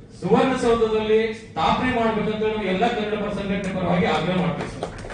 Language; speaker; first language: Kannada; native; Kannada